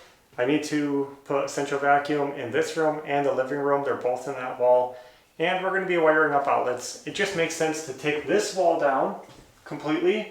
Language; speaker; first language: English; native; English